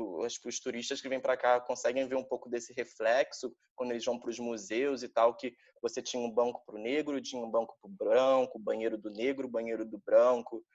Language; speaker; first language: Portuguese; native; Portuguese